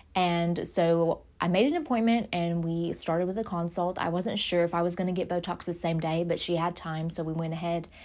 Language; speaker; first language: English; native; English